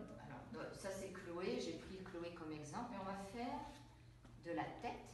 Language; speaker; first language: French; native; French